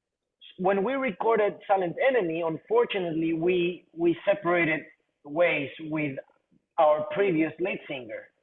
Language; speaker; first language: English; non-native, fluent; Spanish